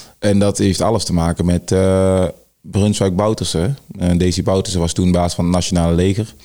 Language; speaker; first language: Dutch; early bilingual, other home language; Sranan Tongo